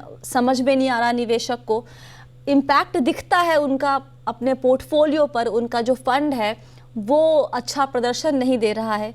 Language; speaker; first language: Hindi; native; Hindi